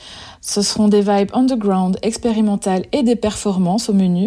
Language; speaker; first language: French; native; French